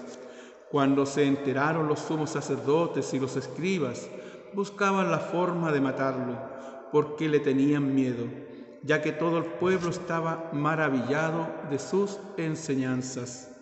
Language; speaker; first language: Spanish; native; Spanish